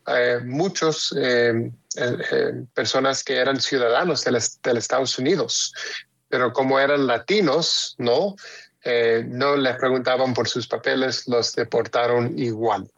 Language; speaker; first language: Spanish; early bilingual, heritage; Spanish